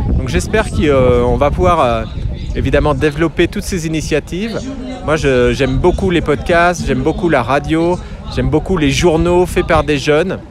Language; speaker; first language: French; native; French